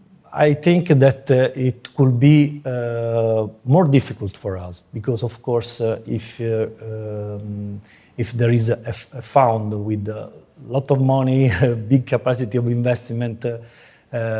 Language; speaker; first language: English; non-native, fluent; Italian